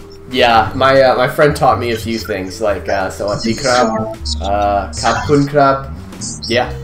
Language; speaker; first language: English; native; English